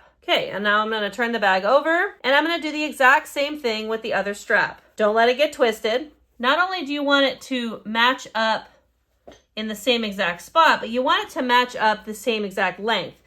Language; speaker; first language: English; native; English